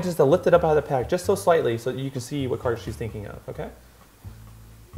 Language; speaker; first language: English; native; English